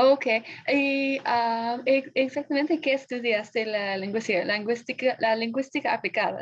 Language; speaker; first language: Spanish; non-native, fluent; English